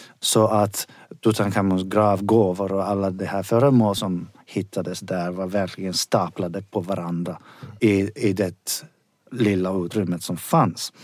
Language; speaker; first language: Swedish; non-native, fluent; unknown